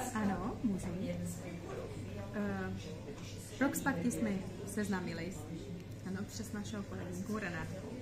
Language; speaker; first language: Czech; non-native, learner; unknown